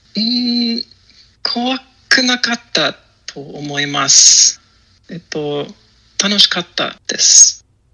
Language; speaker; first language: Japanese; non-native, learner; English